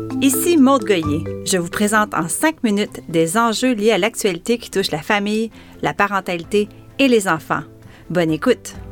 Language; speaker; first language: French; native; French